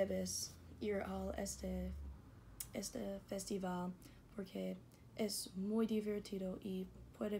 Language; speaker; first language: Spanish; non-native, learner; English